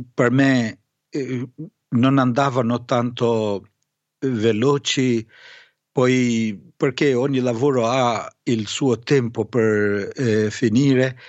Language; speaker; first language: Italian; non-native, fluent; Albanian